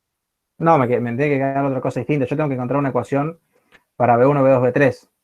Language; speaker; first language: Spanish; native; Spanish